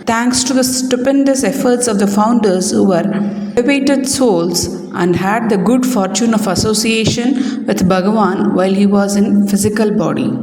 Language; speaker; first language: English; non-native, local second language; Tamil